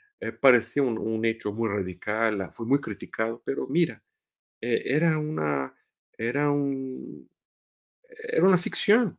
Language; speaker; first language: Spanish; non-native, fluent; Portuguese